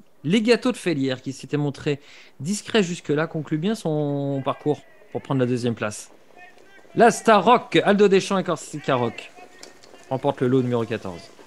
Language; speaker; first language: French; native; French